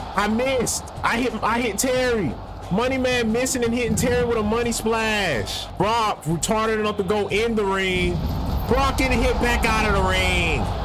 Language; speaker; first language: English; native; English